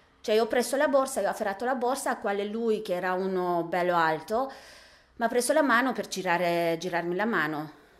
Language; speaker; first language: Italian; non-native, fluent; Romanian